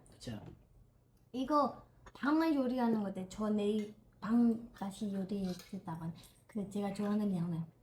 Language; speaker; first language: Korean; non-native, learner; Burmese